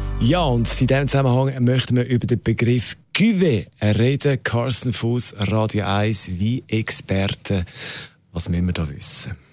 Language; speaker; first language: German; native; German